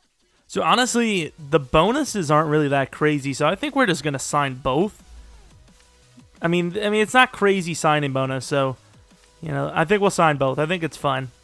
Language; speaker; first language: English; native; English